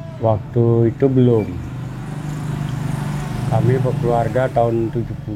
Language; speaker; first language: Indonesian; non-native, local second language; Balinese